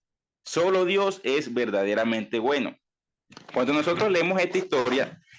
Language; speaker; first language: Spanish; native; Spanish